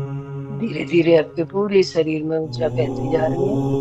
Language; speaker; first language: Hindi; native; Hindi